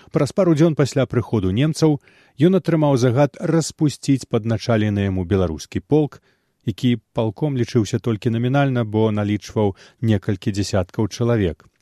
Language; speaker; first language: Belarusian; native; Belarusian